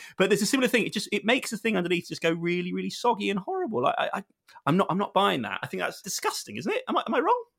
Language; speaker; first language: English; native; English